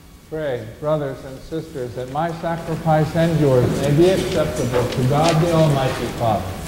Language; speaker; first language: English; native; English